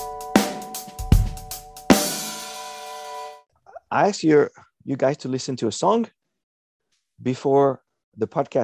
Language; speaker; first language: English; non-native, fluent; French